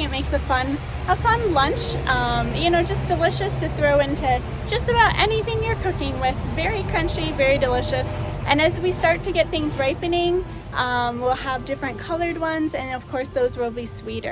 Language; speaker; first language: English; native; English